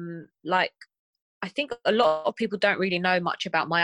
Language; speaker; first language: English; native; English